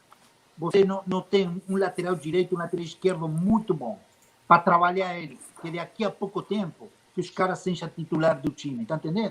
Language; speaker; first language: Portuguese; non-native, fluent; Spanish